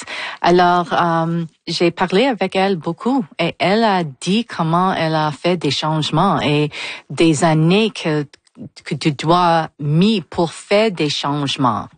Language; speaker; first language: French; non-native, local second language; English